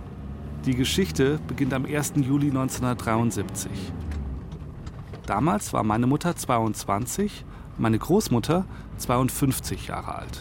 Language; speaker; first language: German; native; German